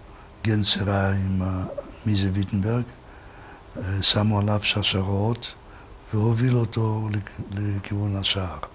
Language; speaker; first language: Hebrew; non-native, fluent; Yiddish